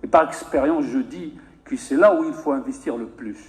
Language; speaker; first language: French; non-native, local second language; Arabic